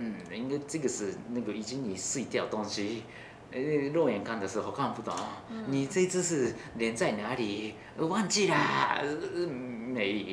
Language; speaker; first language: Chinese; non-native, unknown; Japanese